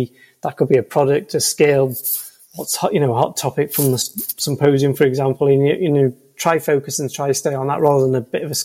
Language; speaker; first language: English; native; English